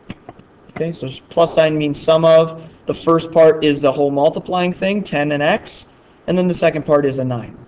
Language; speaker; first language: English; native; English